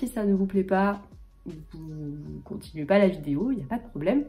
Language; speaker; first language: French; native; French